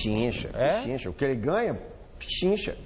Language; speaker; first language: Portuguese; native; Portuguese